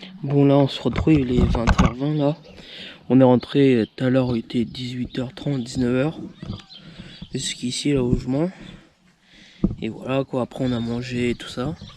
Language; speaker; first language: French; native; French